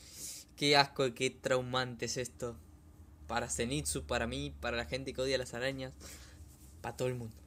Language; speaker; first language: Spanish; native; Spanish